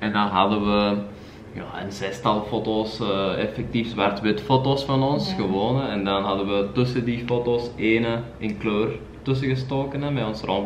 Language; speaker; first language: Dutch; native; Dutch